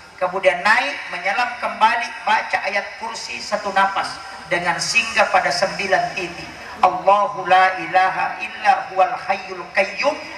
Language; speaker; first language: Indonesian; non-native, local second language; Buginese